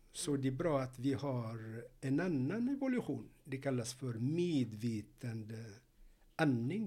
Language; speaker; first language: Swedish; non-native, fluent; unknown